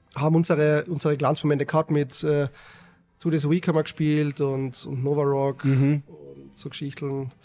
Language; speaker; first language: German; native; German